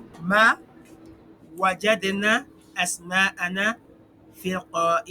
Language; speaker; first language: Arabic; non-native, fluent; French